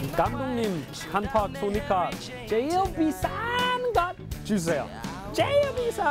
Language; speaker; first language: Korean; non-native, fluent; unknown